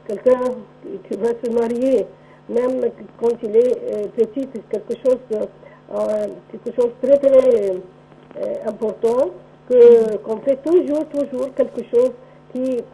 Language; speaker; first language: French; non-native, local second language; Arabic